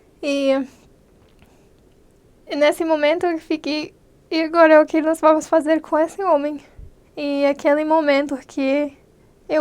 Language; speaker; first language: Portuguese; non-native, fluent; English